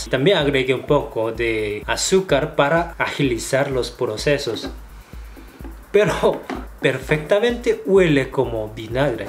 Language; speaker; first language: Spanish; non-native, fluent; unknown